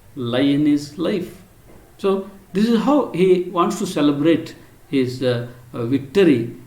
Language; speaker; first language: English; non-native, local second language; Kannada